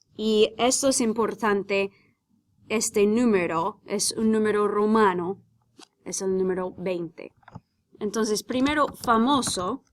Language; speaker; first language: Spanish; non-native, fluent; English